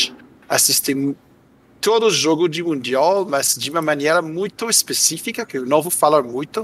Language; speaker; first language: Portuguese; non-native, fluent; French